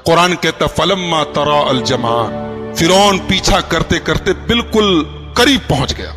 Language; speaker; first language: Urdu; native; Urdu